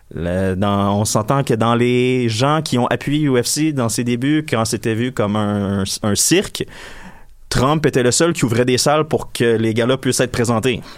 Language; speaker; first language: French; native; French